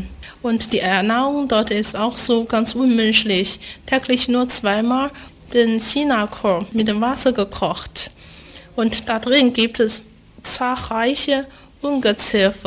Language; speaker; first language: German; non-native, fluent; Chinese